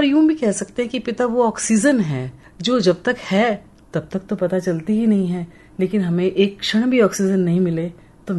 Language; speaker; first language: Hindi; native; Hindi